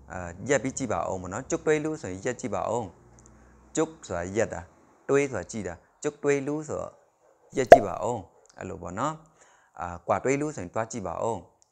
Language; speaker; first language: Burmese; non-native, local second language; Shan